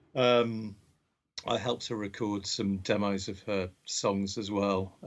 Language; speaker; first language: English; native; English